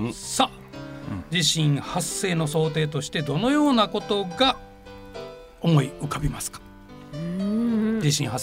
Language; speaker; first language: Japanese; native; Japanese